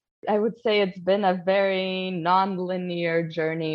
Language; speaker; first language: English; non-native, fluent; Polish